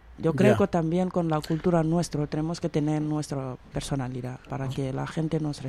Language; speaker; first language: Spanish; non-native, fluent; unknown